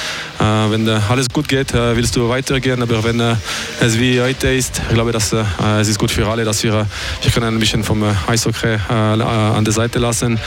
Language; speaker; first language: German; non-native, fluent; French